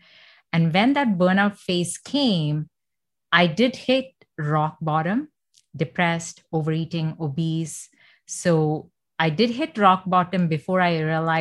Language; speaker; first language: English; non-native, fluent; Malayalam